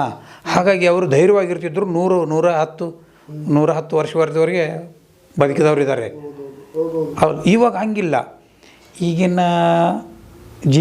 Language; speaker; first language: Kannada; native; Kannada